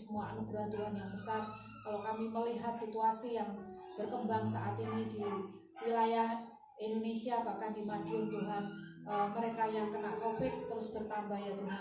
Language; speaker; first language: Indonesian; non-native, local second language; Javanese